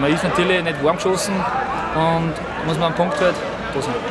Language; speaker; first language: German; native; German